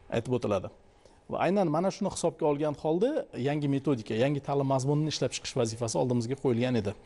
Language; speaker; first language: Uzbek; native; Uzbek